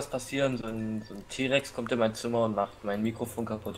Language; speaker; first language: German; native; German